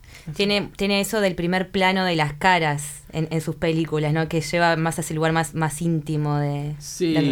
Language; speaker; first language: Spanish; native; Spanish